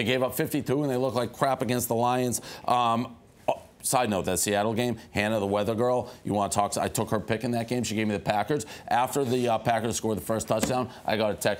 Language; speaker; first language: English; native; English